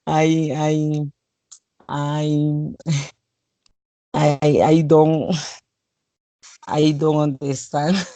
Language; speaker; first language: English; non-native, learner; Spanish